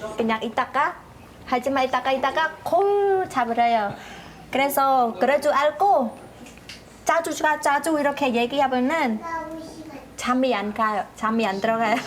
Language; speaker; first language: Korean; non-native, learner; Khmer